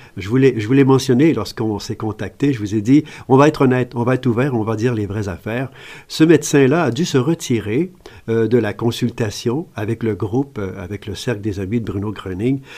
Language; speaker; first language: French; native; French